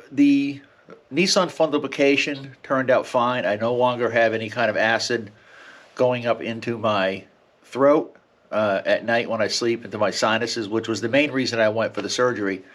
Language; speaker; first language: English; native; English